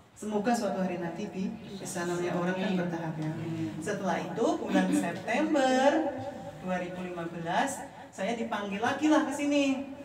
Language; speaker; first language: Indonesian; non-native, fluent; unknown